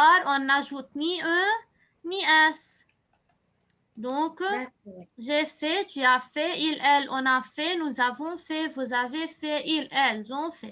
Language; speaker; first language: French; non-native, local second language; Arabic